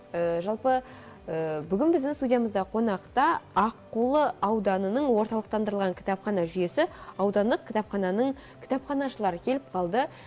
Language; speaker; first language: Kazakh; native; Kazakh